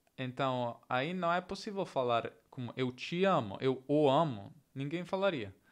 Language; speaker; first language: Portuguese; non-native, fluent; Italian